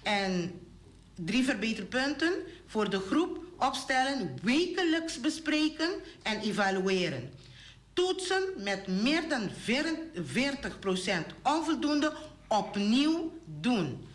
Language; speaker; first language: Dutch; non-native, local second language; Papiamento